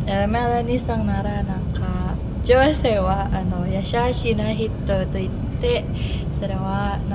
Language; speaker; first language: Japanese; non-native, learner; Indonesian